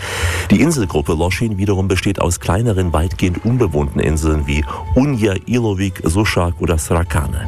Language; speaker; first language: German; native; German